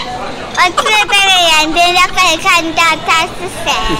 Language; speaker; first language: Chinese; early bilingual, heritage; Chinese